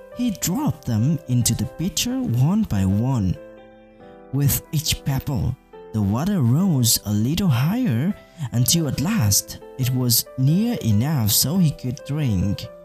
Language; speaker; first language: English; non-native, fluent; Vietnamese